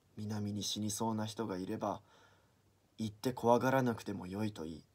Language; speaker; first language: Japanese; native; Japanese